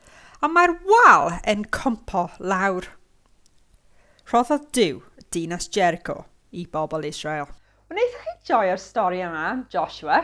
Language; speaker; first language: Welsh; non-native, local second language; English